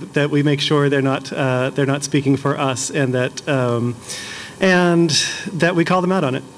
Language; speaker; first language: English; native; English